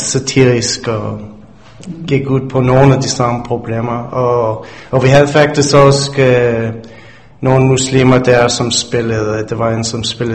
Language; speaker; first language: Danish; non-native, fluent; English